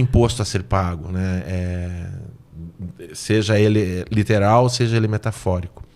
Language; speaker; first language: Portuguese; native; Portuguese